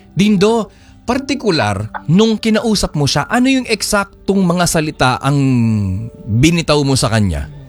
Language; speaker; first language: Filipino; native; Filipino